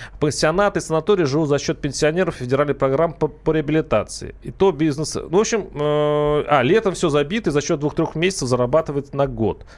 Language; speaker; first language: Russian; native; Russian